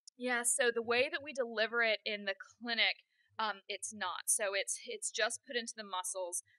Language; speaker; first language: English; native; English